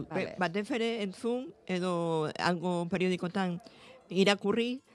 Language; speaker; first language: Basque; non-native, fluent; Spanish